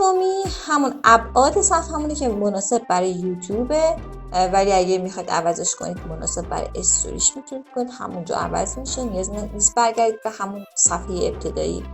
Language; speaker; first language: Persian; native; Persian